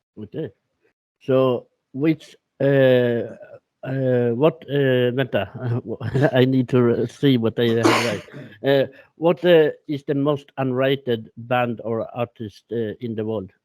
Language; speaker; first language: English; non-native, learner; Swedish